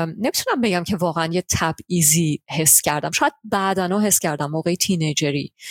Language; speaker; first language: Persian; early bilingual, heritage; Persian